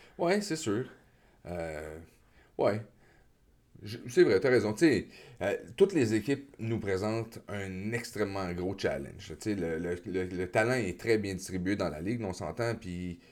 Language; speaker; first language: French; native; French